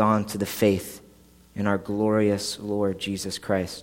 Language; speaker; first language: English; native; English